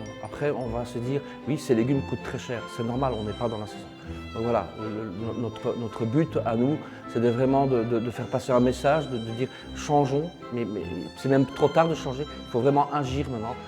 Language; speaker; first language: French; native; French